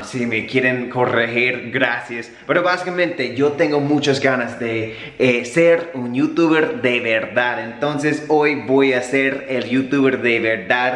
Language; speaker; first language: Spanish; native; Spanish